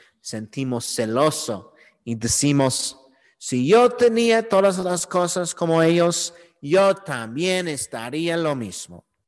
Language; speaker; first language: Spanish; non-native, learner; English